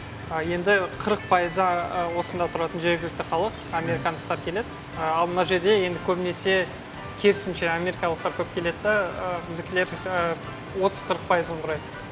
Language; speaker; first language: Kazakh; native; Kazakh